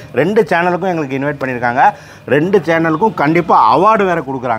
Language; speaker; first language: Tamil; native; Tamil